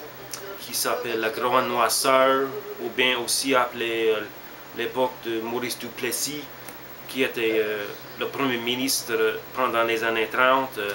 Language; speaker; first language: French; non-native, learner; English